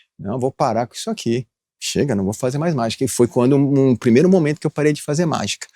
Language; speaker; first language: Portuguese; early bilingual, other home language; Japanese